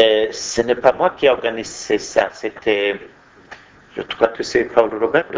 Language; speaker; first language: French; non-native, fluent; Swedish